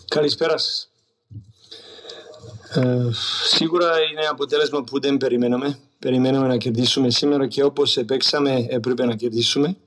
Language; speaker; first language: Greek; non-native, learner; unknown